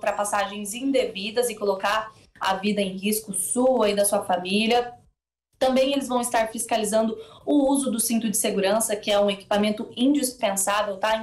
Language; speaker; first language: Portuguese; native; Portuguese